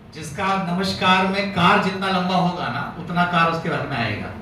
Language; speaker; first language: Hindi; non-native, local second language; Marathi